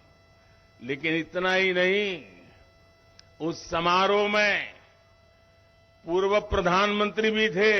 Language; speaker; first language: Hindi; non-native, local second language; Gujarati